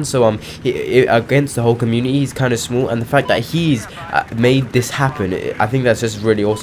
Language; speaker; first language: English; native; English